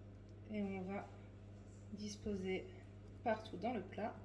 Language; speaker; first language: French; native; French